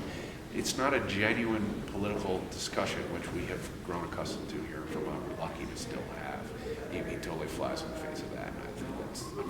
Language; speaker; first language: English; native; English